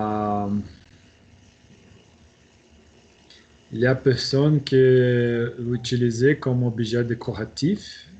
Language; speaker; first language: French; non-native, learner; Portuguese